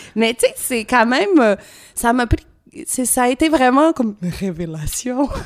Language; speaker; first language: French; non-native, fluent; Portuguese